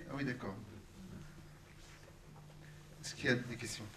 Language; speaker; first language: French; native; French